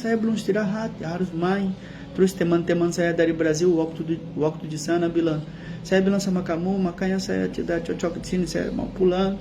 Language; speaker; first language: Indonesian; non-native, learner; Portuguese